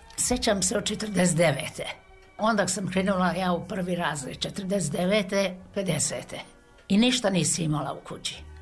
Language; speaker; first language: Serbian; non-native, local second language; Hungarian